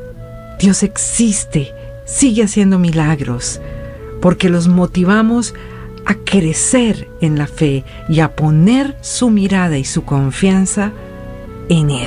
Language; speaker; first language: Spanish; native; Spanish